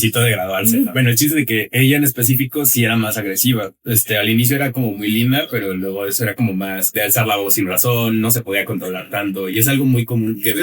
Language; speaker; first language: Spanish; native; Spanish